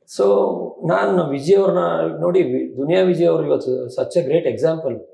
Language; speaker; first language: Kannada; native; Kannada